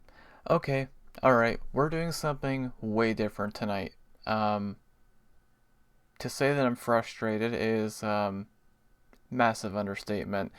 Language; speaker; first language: English; native; English